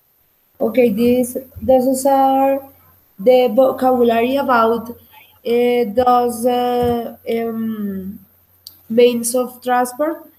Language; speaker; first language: English; non-native, learner; Spanish